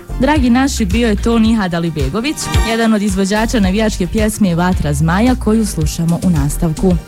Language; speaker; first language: Serbian; native; Serbian